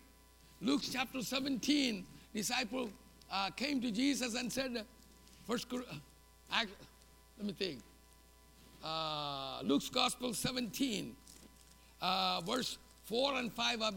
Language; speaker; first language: English; non-native, local second language; Malayalam